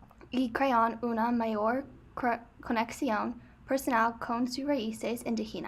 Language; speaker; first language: Spanish; non-native, learner; English